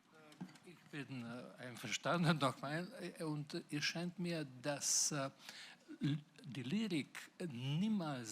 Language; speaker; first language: German; non-native, fluent; Slovenian